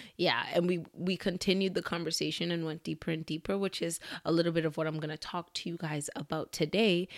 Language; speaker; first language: English; early bilingual, other home language; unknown